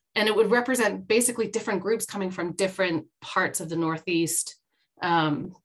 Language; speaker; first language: English; native; English